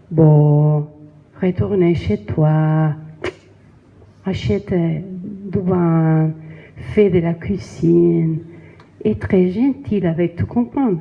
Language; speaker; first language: French; non-native, learner; Spanish